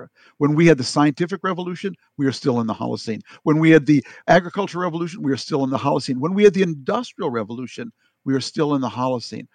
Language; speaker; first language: English; native; English